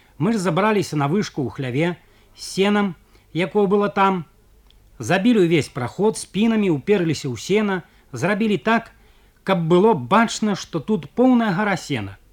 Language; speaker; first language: Belarusian; native; Belarusian